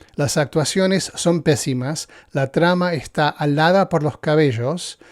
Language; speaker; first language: Spanish; early bilingual, heritage; Spanish